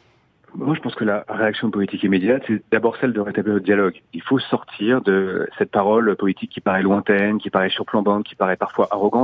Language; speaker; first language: French; native; French